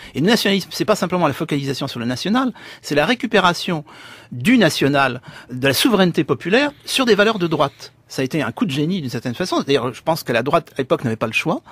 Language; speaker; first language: French; native; French